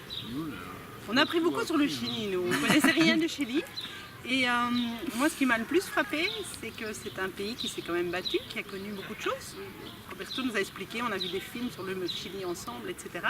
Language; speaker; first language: French; native; French